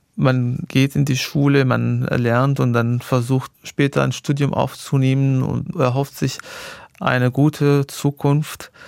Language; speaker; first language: German; non-native, fluent; Arabic